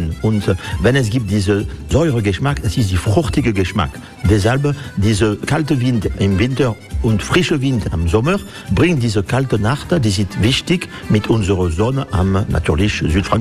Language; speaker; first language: German; non-native, fluent; French